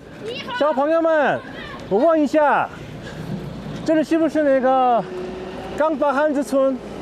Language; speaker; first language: Chinese; non-native, learner; Korean